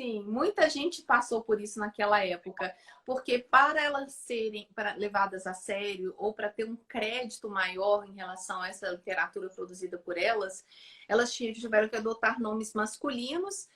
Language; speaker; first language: Portuguese; native; Portuguese